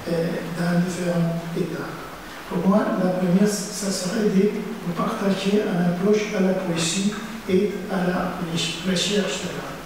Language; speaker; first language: French; non-native, fluent; Spanish